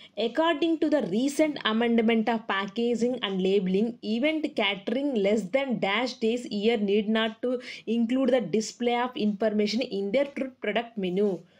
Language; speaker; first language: English; non-native, local second language; Telugu